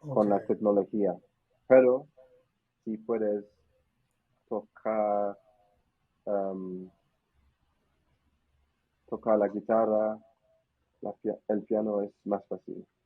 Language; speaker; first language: Spanish; non-native, learner; English